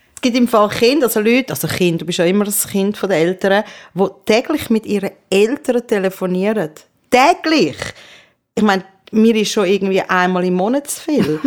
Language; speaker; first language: German; early bilingual, other home language; Persian